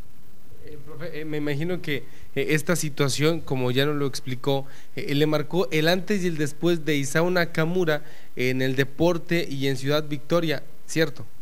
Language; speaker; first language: Spanish; native; Spanish